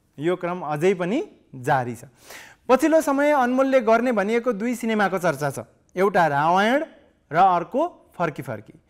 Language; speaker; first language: Nepali; native; Nepali